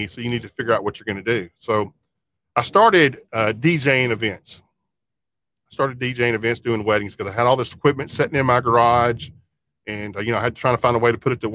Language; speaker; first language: English; native; English